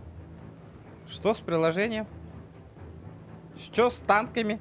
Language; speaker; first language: Russian; native; Russian